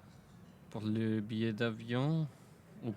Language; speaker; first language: French; non-native, fluent; Spanish